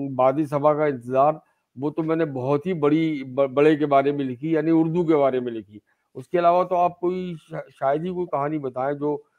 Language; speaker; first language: Urdu; native; Urdu